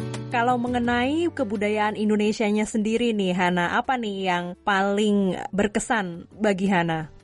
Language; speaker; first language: Indonesian; native; Indonesian